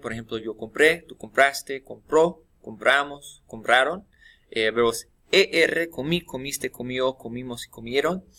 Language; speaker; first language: Spanish; non-native, fluent; English